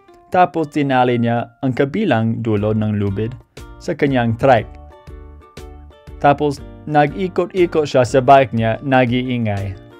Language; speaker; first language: Filipino; non-native, fluent; English